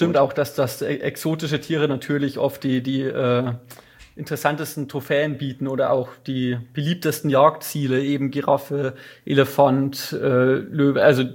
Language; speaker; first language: German; native; German